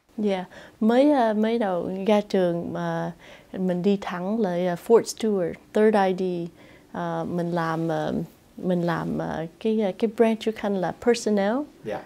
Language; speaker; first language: Vietnamese; early bilingual, heritage; Vietnamese